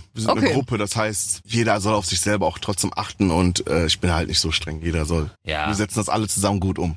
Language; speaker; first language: German; native; German